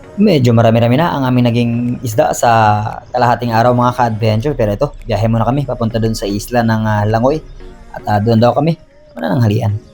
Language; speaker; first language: Filipino; non-native, local second language; Cebuano